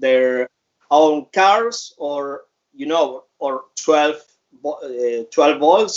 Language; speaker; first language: English; non-native, fluent; Spanish